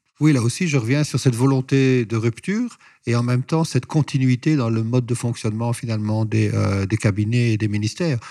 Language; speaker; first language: French; native; French